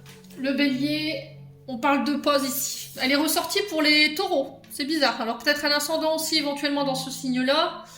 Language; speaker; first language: French; native; French